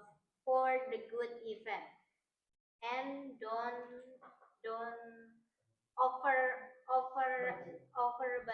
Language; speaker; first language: English; non-native, learner; Indonesian